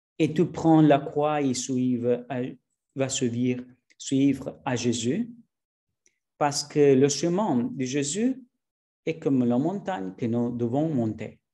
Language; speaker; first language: French; non-native, learner; Spanish